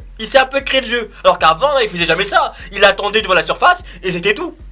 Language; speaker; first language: French; native; French